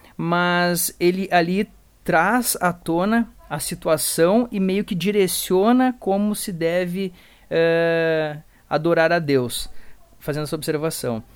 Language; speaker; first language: Portuguese; native; Portuguese